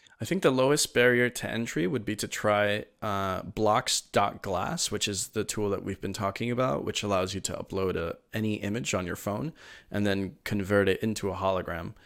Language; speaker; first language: English; early bilingual, other home language; Spanish